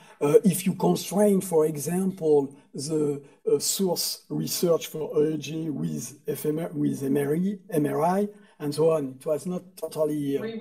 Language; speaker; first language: English; non-native, fluent; French